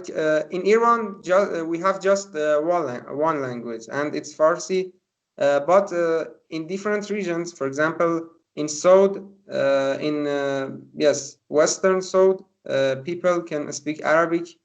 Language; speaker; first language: English; non-native, learner; Persian